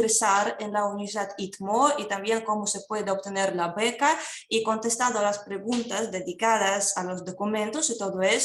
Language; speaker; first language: Spanish; non-native, fluent; Russian